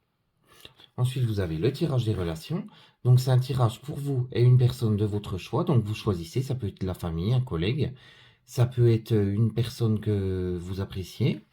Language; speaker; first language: French; native; French